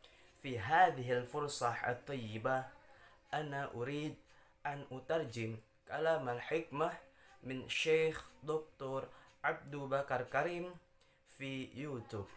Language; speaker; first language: Arabic; non-native, learner; Indonesian